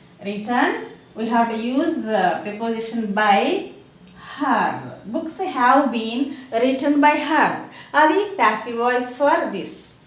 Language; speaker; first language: English; non-native, local second language; Telugu